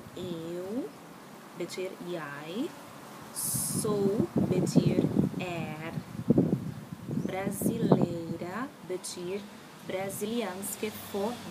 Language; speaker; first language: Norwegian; non-native, learner; Portuguese